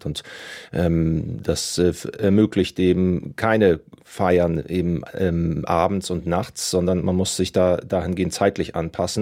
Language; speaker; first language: German; native; German